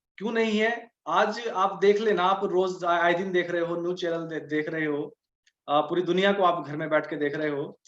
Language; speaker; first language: Hindi; native; Hindi